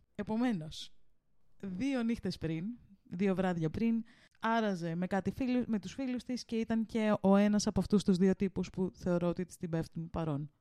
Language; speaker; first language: Greek; early bilingual, heritage; Greek